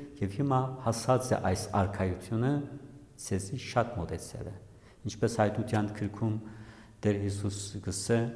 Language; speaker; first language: Armenian; early bilingual, heritage; Armenian